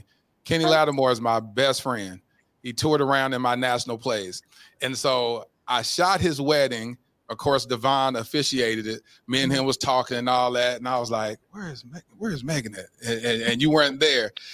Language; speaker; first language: English; native; English